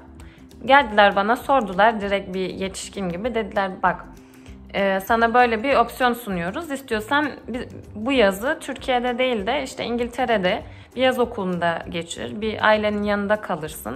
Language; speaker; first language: Turkish; early bilingual, heritage; Turkish